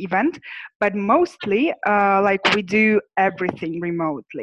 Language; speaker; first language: English; non-native, fluent; Ukrainian